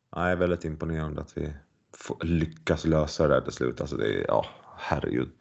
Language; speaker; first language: Swedish; native; Swedish